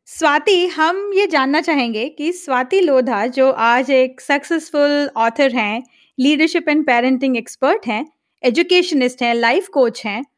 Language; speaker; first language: Hindi; native; Hindi